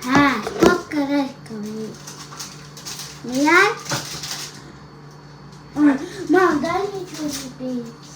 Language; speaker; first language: Russian; early bilingual, other home language; Armenian